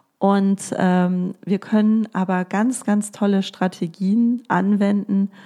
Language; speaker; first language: German; native; German